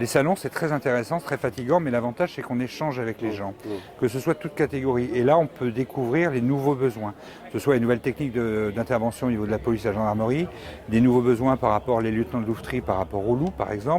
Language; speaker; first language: French; native; French